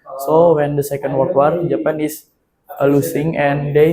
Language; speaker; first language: English; non-native, learner; Indonesian